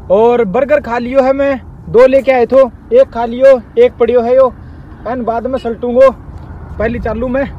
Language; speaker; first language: Hindi; native; Hindi